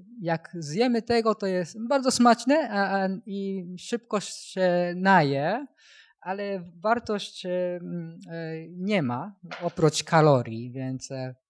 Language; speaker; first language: Polish; non-native, learner; Japanese